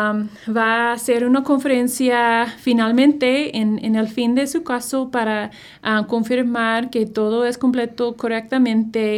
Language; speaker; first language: Spanish; non-native, fluent; English